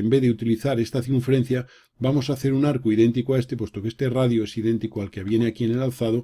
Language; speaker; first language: Spanish; native; Spanish